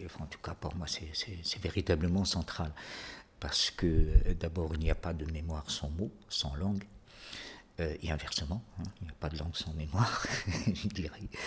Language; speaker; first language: French; non-native, local second language; Arabic